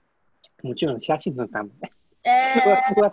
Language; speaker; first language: Japanese; non-native, learner; Polish